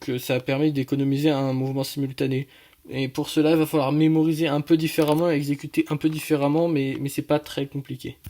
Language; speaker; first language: French; native; French